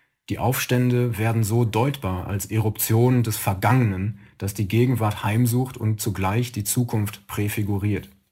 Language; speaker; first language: German; native; German